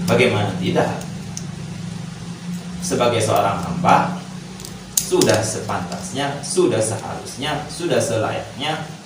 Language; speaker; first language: Indonesian; native; Indonesian